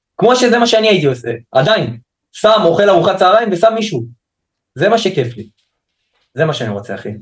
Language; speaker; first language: Hebrew; native; Hebrew